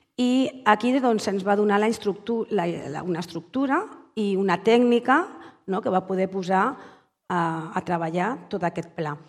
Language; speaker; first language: Catalan; non-native, local second language; Spanish